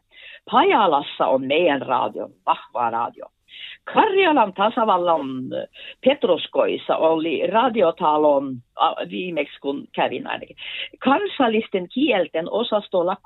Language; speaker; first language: Finnish; non-native, fluent; Norwegian